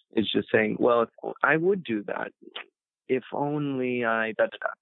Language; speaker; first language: English; early bilingual, other home language; Spanish